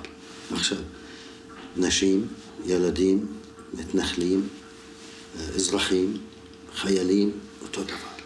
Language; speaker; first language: Hebrew; non-native, local second language; Arabic